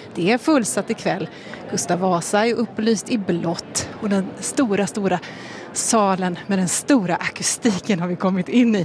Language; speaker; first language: Swedish; native; Swedish